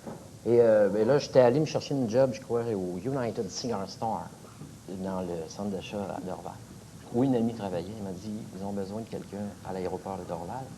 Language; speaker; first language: French; native; French